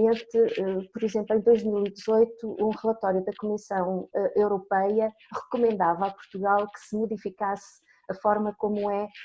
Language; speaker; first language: Portuguese; native; Portuguese